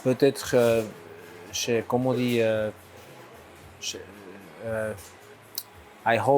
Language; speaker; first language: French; non-native, local second language; German